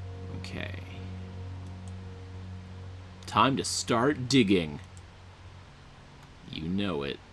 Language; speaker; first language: English; native; English